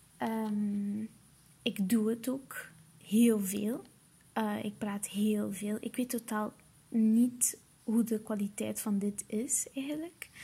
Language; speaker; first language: Dutch; early bilingual, other home language; Portuguese